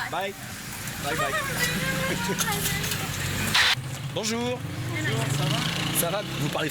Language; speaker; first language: French; native; French